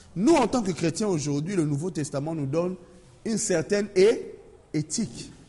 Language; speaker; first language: French; non-native, local second language; Lingala